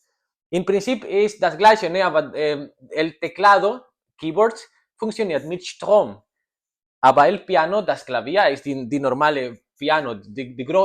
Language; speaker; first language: German; non-native, learner; Spanish